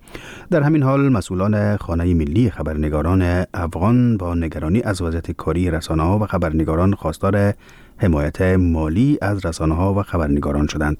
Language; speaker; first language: Persian; native; Persian